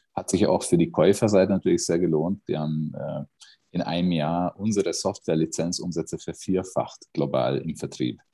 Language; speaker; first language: German; non-native, fluent; Hungarian